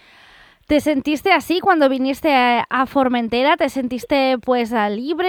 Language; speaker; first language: Spanish; non-native, local second language; Catalan